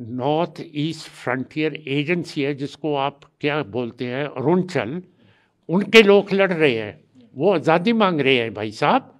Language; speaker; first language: Hindi; non-native, local second language; Punjabi